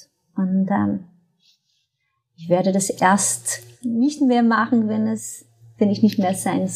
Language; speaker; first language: German; non-native, fluent; Portuguese